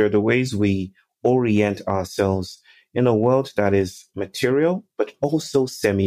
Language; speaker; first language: English; non-native, local second language; Yoruba